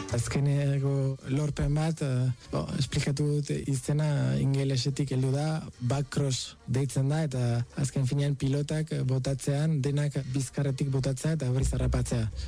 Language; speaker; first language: Basque; non-native, fluent; Spanish